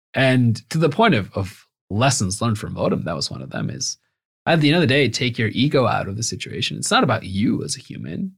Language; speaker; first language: English; early bilingual, other home language; Spanish